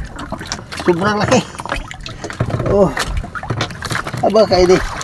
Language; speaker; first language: Filipino; non-native, local second language; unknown